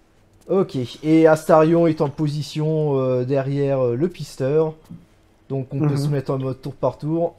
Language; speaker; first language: French; native; French